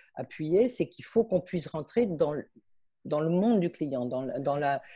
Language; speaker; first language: French; early bilingual, heritage; Spanish